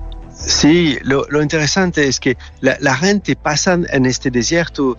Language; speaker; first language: Spanish; non-native, fluent; French